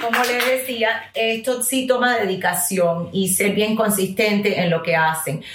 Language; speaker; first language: Spanish; early bilingual, heritage; Spanish